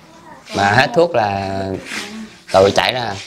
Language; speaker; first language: Vietnamese; native; Vietnamese